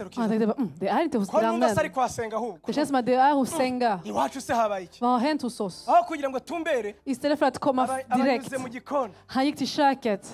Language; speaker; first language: Swedish; early bilingual, other home language; Kinyarwanda